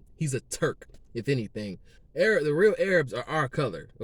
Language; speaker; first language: English; native; English